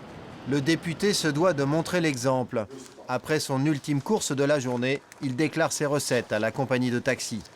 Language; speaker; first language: French; native; French